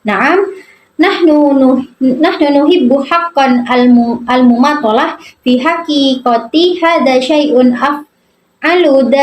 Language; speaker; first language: Arabic; non-native, learner; Indonesian